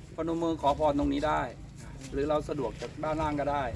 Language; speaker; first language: Thai; native; Thai